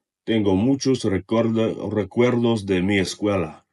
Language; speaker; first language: Spanish; non-native, learner; Russian